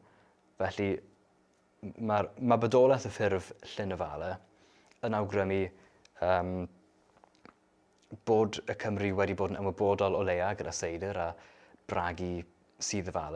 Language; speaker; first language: Welsh; native; Welsh